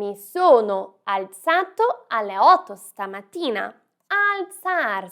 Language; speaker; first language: Italian; non-native, fluent; Portuguese